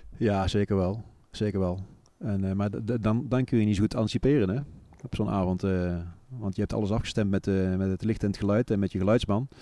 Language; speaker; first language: Dutch; native; Dutch